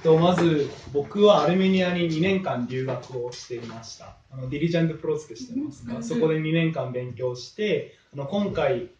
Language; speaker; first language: Japanese; native; Japanese